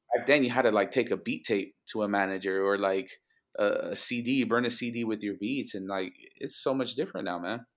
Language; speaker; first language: English; early bilingual, other home language; Spanish